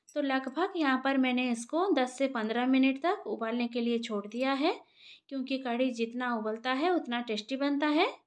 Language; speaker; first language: Hindi; non-native, local second language; Bangla